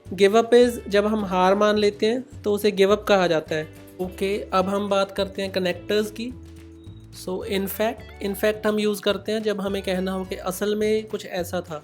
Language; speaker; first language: Hindi; non-native, local second language; Punjabi